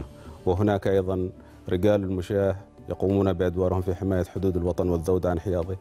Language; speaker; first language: Arabic; native; Arabic